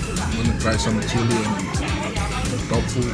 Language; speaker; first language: English; non-native, learner; Indonesian